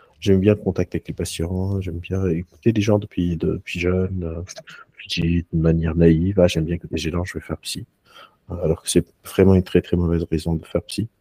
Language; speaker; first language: French; non-native, local second language; Arabic